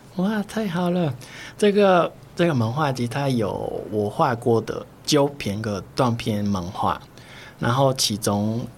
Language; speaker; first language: Chinese; non-native, fluent; Portuguese